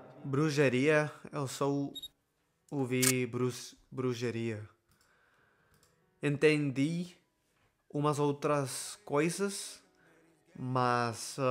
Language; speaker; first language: Portuguese; non-native, learner; Spanish